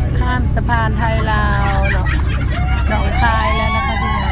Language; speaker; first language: Thai; native; Thai